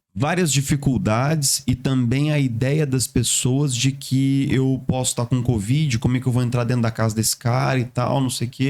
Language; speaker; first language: Portuguese; native; Portuguese